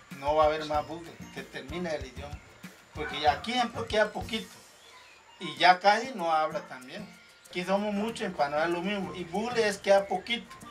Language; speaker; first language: Spanish; non-native, local second language; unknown